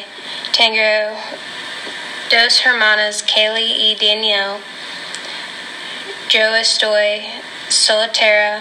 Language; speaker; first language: Spanish; non-native, learner; English